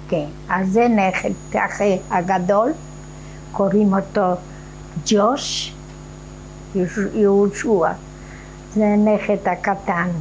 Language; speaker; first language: Hebrew; non-native, fluent; Polish